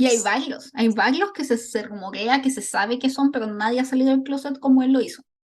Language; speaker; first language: Spanish; native; Spanish